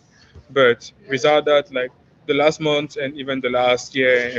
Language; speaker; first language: English; non-native, fluent; French